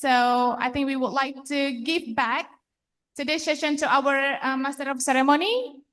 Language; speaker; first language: English; non-native, fluent; Indonesian